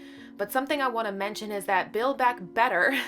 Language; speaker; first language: English; native; English